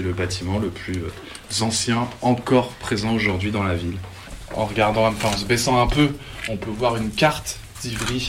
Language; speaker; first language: French; native; French